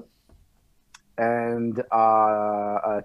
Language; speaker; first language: English; non-native, fluent; French